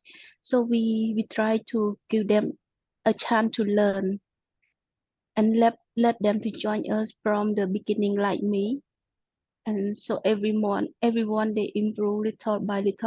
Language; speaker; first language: English; non-native, local second language; Khmer